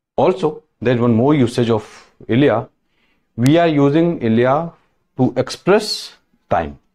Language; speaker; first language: English; non-native, local second language; Hindi